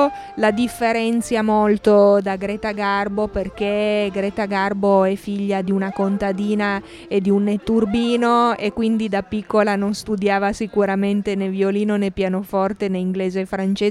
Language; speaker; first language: Italian; native; Italian